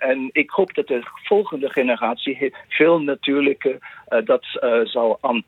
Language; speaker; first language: Dutch; non-native, fluent; English